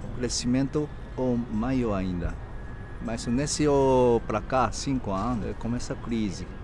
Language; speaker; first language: Portuguese; non-native, fluent; Japanese